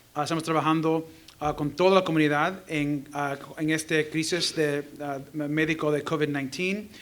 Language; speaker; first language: Spanish; early bilingual, heritage; Spanish